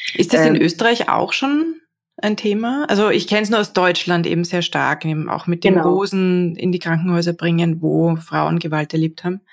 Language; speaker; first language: German; native; German